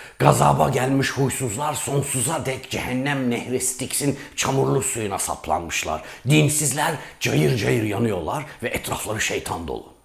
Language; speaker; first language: Turkish; native; Turkish